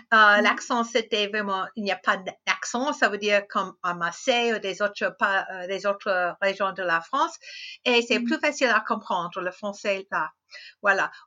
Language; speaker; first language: French; non-native, fluent; English